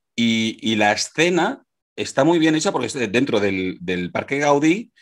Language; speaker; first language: Spanish; native; Spanish